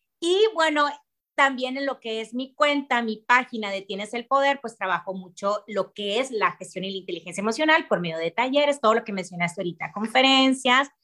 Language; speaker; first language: Spanish; native; Spanish